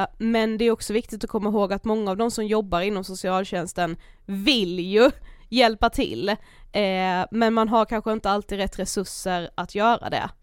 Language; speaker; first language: Swedish; native; Swedish